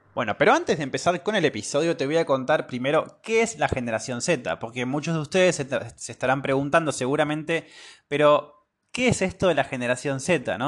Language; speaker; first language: Spanish; native; Spanish